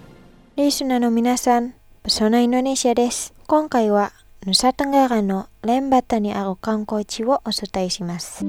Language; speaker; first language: Japanese; non-native, fluent; Indonesian